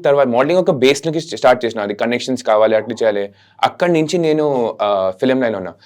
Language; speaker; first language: Telugu; non-native, local second language; Hindi